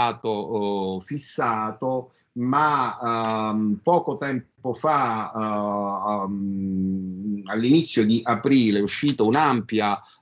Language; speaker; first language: Italian; native; Italian